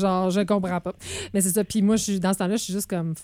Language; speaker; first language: French; native; French